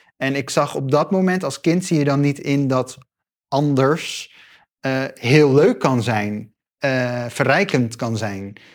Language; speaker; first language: Dutch; early bilingual, other home language; Arabic